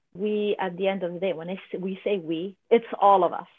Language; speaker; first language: English; non-native, fluent; Arabic